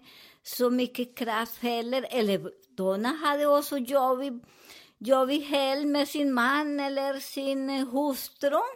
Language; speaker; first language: Swedish; non-native, learner; Spanish